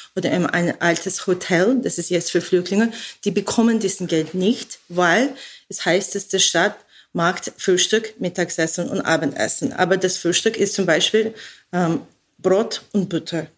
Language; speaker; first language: German; non-native, learner; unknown